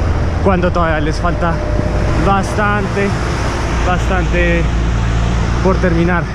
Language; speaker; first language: Spanish; native; Spanish